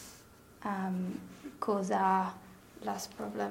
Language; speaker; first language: Spanish; non-native, learner; English